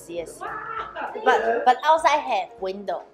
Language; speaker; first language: English; non-native, learner; Chinese